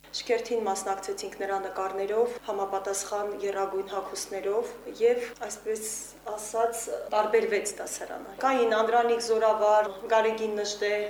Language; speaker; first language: Armenian; native; Armenian